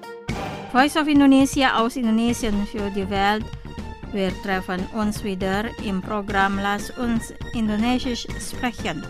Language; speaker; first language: German; non-native, fluent; Indonesian